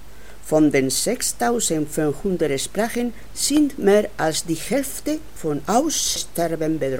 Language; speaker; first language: German; non-native, learner; Spanish